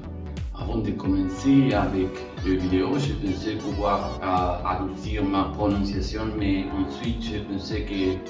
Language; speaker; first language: French; non-native, fluent; Spanish